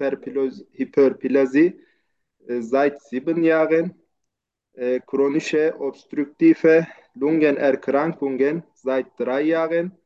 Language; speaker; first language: German; non-native, learner; Turkish